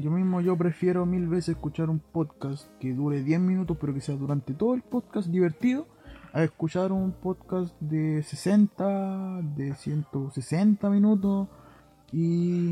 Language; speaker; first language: Spanish; native; Spanish